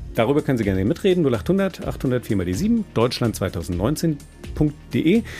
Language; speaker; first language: German; native; German